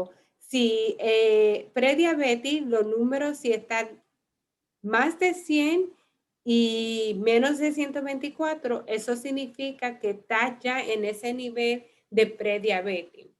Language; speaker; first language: Spanish; early bilingual, heritage; Spanish